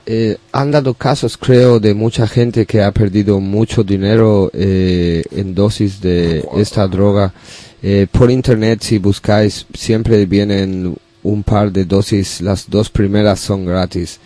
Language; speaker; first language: Spanish; non-native, learner; English